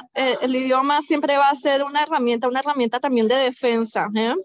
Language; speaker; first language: Spanish; native; Spanish